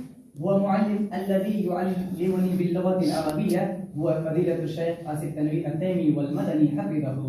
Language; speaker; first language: Arabic; non-native, learner; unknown